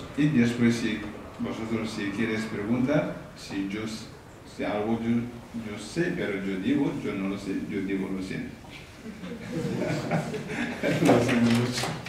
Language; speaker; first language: Spanish; non-native, learner; Tibetan